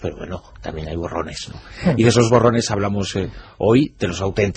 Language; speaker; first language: Spanish; native; Spanish